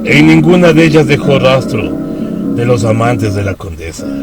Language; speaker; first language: Spanish; native; Spanish